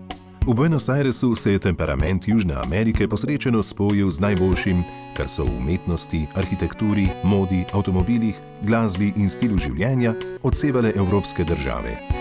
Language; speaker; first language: Slovenian; native; Slovenian